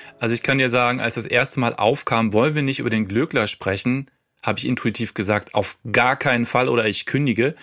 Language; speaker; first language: German; native; German